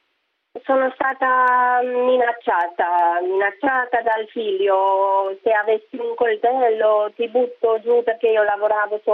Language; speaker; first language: Italian; non-native, fluent; Romanian